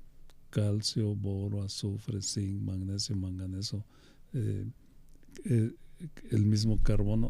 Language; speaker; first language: Spanish; native; Spanish